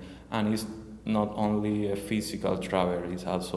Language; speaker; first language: English; non-native, learner; Spanish